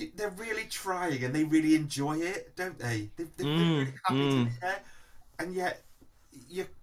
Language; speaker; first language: English; native; English